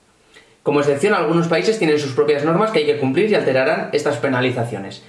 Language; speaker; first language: Spanish; native; Spanish